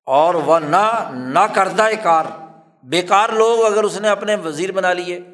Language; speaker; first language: Urdu; non-native, local second language; Punjabi